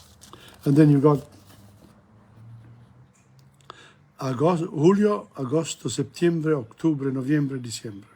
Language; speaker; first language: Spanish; non-native, learner; English